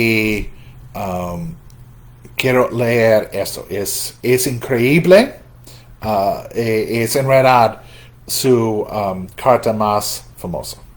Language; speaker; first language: Spanish; non-native, fluent; English